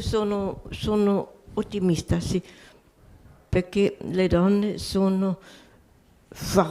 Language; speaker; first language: Italian; non-native, local second language; German